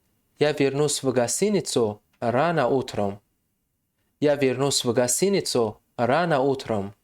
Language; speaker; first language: Russian; non-native, fluent; Tajik